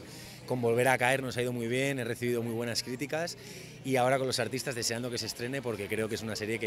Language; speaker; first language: Spanish; native; Spanish